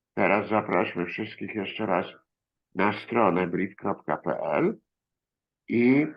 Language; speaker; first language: Polish; native; Polish